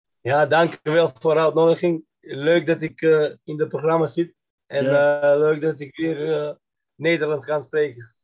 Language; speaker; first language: Dutch; non-native, fluent; Macedonian